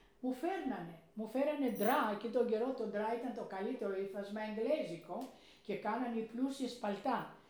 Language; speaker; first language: Greek; early bilingual, heritage; Greek